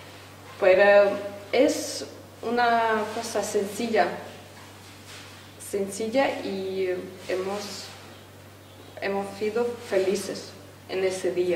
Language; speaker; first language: Spanish; non-native, fluent; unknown